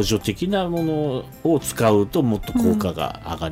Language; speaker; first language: Japanese; native; Japanese